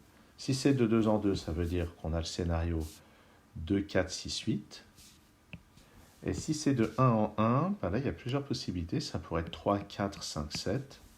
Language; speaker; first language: French; native; French